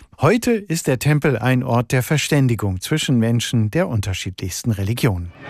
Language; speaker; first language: German; native; German